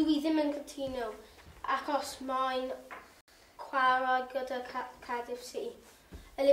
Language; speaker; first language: Welsh; non-native, learner; English